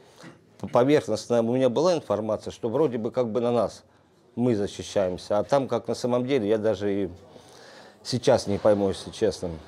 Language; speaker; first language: Russian; native; Russian